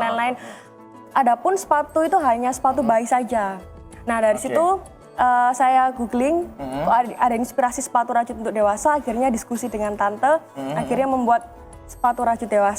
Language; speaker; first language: Indonesian; native; Indonesian